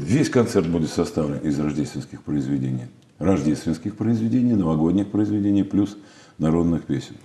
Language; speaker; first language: Russian; native; Russian